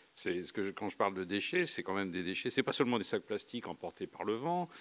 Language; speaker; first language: French; native; French